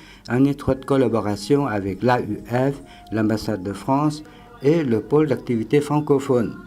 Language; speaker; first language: French; non-native, fluent; Lao